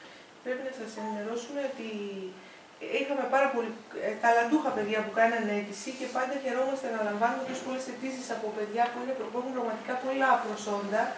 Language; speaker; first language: Greek; native; Greek